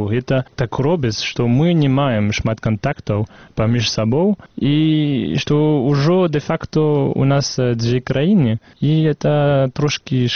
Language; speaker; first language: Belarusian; non-native, fluent; French